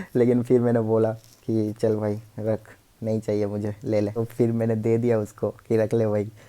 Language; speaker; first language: Hindi; non-native, local second language; Bangla